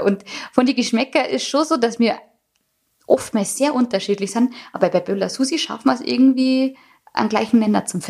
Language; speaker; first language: German; native; German